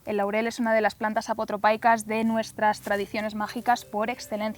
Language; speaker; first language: Spanish; native; Spanish